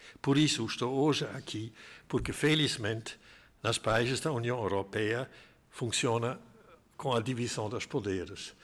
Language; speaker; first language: Portuguese; non-native, fluent; German